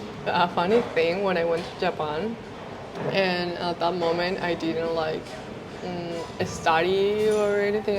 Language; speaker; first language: English; non-native, fluent; Spanish